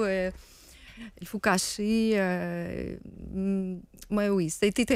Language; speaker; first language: French; non-native, learner; Ukrainian